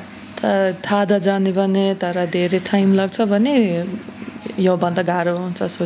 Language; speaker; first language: Nepali; non-native, learner; German